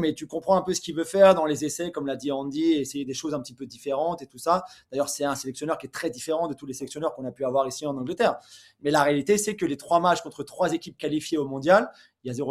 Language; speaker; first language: French; native; French